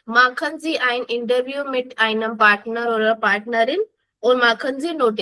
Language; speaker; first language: German; non-native, fluent; Hindi